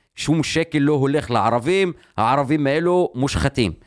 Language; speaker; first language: Hebrew; non-native, local second language; Arabic